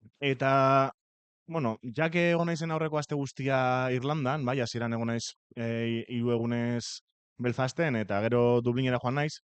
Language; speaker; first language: Basque; non-native, local second language; Spanish